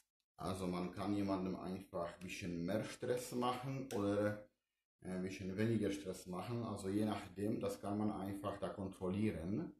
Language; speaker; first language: German; non-native, fluent; Polish